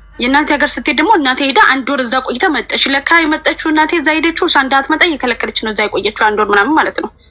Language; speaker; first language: Amharic; native; Amharic